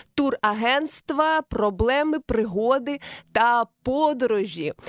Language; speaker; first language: Ukrainian; native; Ukrainian